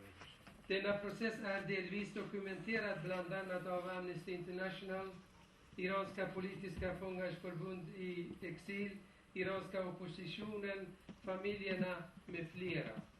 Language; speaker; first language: Swedish; non-native, fluent; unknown